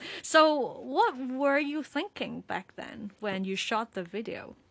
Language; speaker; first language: English; non-native, local second language; Cantonese